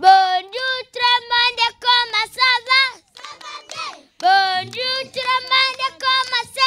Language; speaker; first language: French; non-native, learner; Kinyarwanda